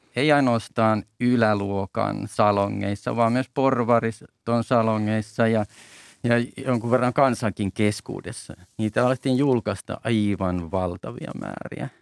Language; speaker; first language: Finnish; native; Finnish